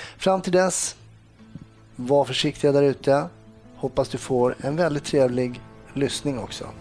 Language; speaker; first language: Swedish; native; Swedish